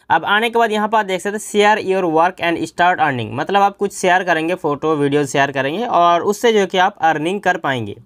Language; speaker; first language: Hindi; native; Hindi